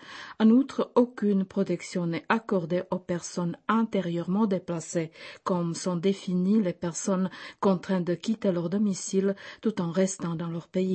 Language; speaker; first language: French; non-native, fluent; Czech